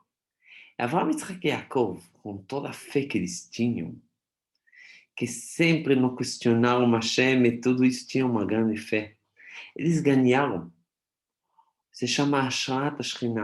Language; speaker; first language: Portuguese; non-native, fluent; Hebrew